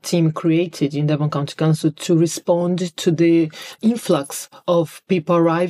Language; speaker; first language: English; non-native, fluent; Portuguese